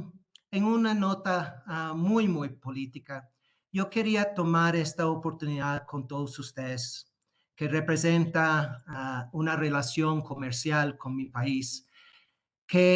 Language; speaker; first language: Spanish; non-native, fluent; English